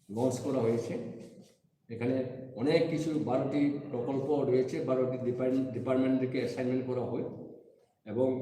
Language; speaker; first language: Bangla; non-native, local second language; Kok Borok